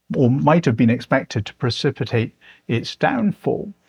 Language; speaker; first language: English; native; English